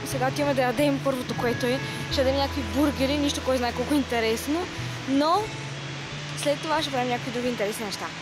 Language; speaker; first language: Bulgarian; native; Bulgarian